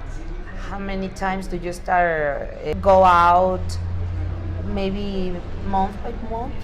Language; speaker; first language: English; non-native, learner; Spanish